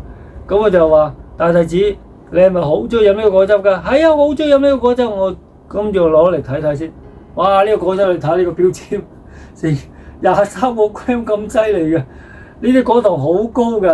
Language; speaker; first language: Cantonese; native; Cantonese